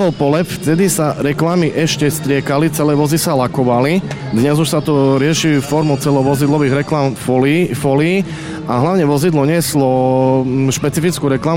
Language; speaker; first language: Slovak; native; Slovak